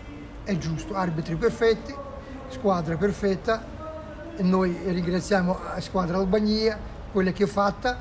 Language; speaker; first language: Italian; non-native, learner; Russian